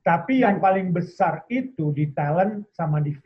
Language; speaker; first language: Indonesian; native; Indonesian